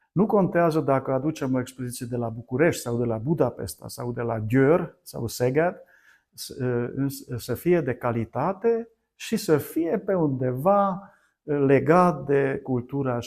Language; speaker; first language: Romanian; non-native, local second language; Hungarian